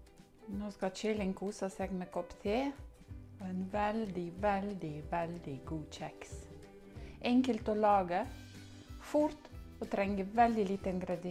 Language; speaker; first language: Norwegian; non-native, learner; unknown